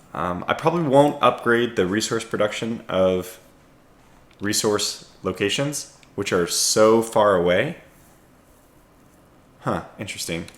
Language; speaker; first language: English; native; English